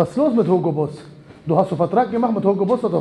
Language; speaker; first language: German; non-native, learner; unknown